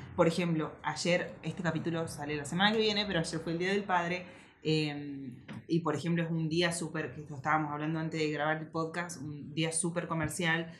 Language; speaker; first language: Spanish; native; Spanish